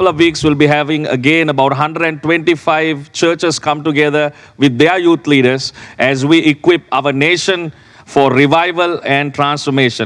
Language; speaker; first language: English; non-native, local second language; Sinhala